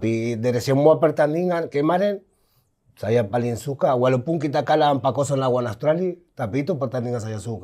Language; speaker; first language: Indonesian; non-native, fluent; Spanish